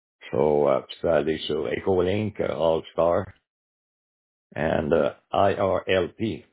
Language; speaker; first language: French; early bilingual, heritage; French